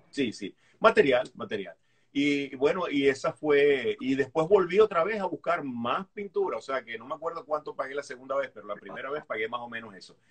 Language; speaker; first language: Spanish; native; Spanish